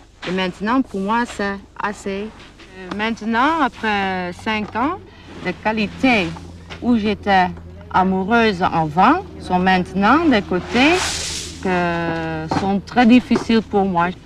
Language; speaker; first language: French; non-native, fluent; German